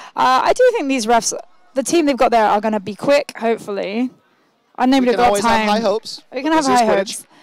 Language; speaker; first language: English; native; English